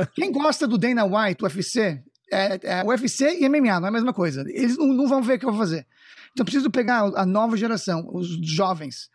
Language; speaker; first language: Portuguese; non-native, fluent; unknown